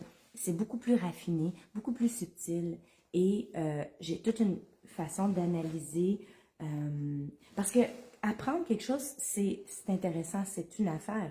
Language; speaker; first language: French; native; French